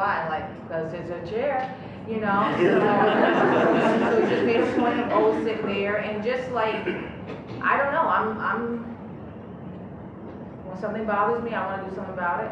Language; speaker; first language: English; native; English